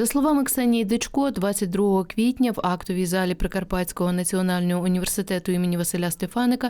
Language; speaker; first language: Ukrainian; native; Ukrainian